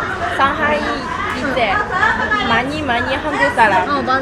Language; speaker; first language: Korean; non-native, learner; Chinese